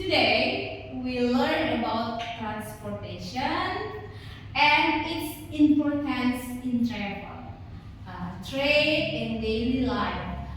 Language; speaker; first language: English; non-native, learner; Indonesian